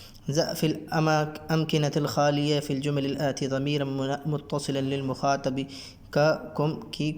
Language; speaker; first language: Arabic; non-native, fluent; Urdu